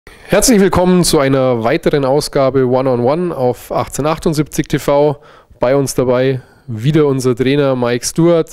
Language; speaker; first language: German; native; German